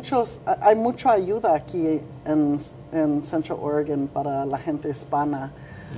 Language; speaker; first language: Spanish; early bilingual, heritage; Spanish